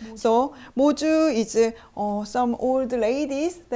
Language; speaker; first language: English; non-native, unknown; Korean